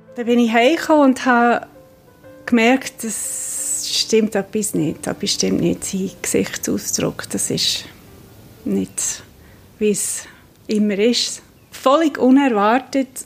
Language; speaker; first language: German; non-native, fluent; English